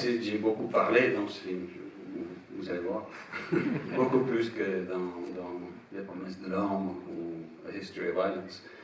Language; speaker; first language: French; non-native, fluent; English